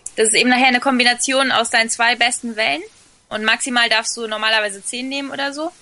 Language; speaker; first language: German; early bilingual, other home language; Spanish